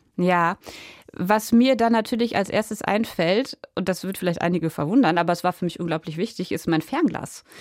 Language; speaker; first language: German; native; German